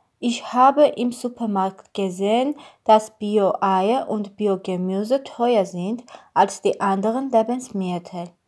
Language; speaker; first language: German; non-native, learner; Armenian